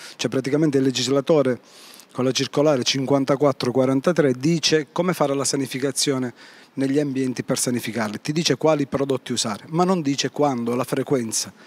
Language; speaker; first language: Italian; native; Italian